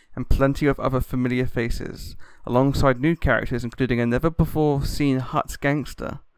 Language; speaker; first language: English; native; English